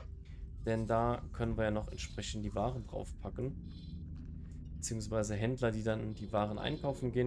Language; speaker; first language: German; native; German